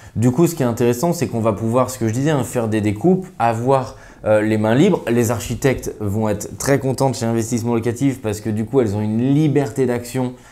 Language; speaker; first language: French; native; French